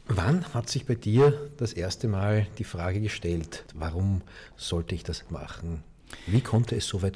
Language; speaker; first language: German; native; German